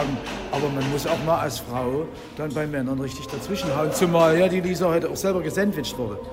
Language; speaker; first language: German; native; German